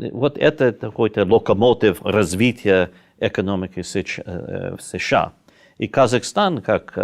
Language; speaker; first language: Russian; non-native, fluent; English